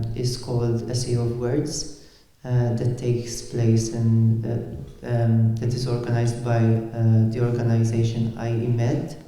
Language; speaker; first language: English; non-native, local second language; Maltese